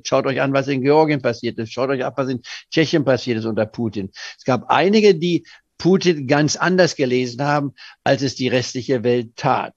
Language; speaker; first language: German; native; German